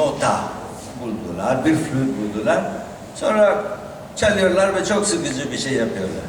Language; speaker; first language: Turkish; non-native, learner; Spanish